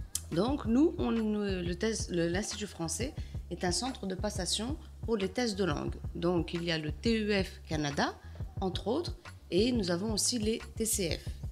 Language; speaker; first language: French; non-native, local second language; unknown